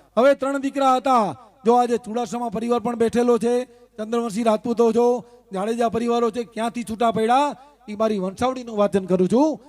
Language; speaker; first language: Gujarati; non-native, local second language; Kachhi